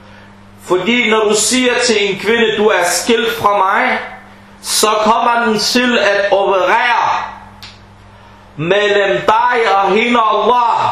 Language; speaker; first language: Danish; early bilingual, other home language; Arabic